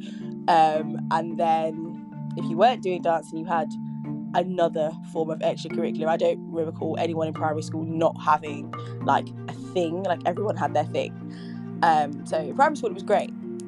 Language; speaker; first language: English; native; English